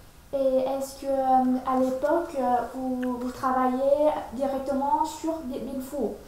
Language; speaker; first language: French; non-native, fluent; Vietnamese